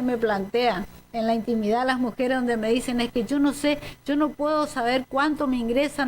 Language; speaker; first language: Spanish; native; Spanish